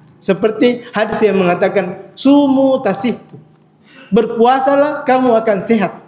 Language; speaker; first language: Malay; non-native, local second language; Buginese